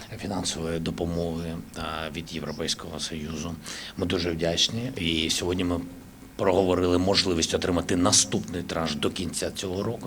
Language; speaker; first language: Ukrainian; native; Ukrainian